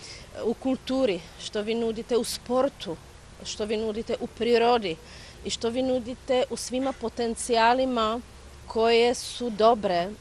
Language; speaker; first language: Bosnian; non-native, fluent; Czech